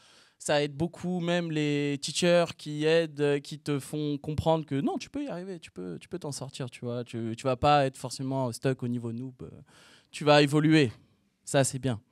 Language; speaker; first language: French; native; French